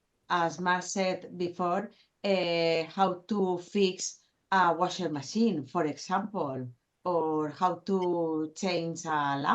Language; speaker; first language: English; non-native, fluent; Spanish